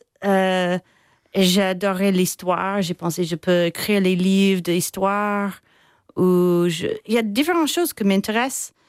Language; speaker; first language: French; non-native, fluent; English